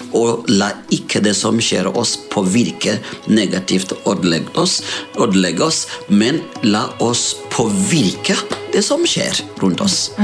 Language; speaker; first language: Norwegian; non-native, fluent; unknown